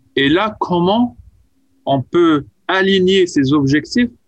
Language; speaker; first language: French; non-native, local second language; Arabic